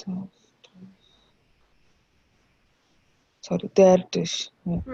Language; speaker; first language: German; non-native, learner; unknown